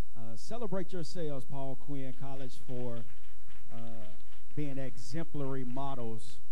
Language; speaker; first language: English; native; English